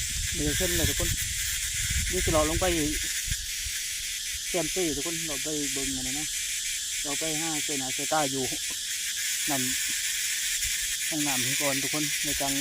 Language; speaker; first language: Thai; non-native, local second language; Northeastern Thai